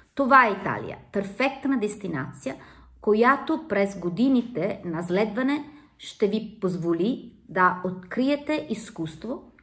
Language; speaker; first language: Bulgarian; non-native, learner; Italian